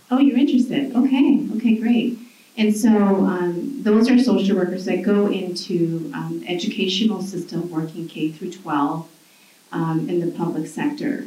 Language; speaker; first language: English; early bilingual, other home language; Spanish